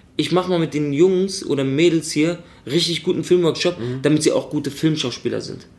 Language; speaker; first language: German; native; German